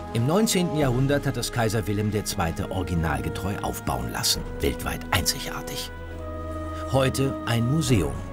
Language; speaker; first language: German; native; German